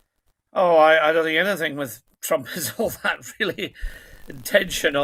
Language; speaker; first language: English; native; English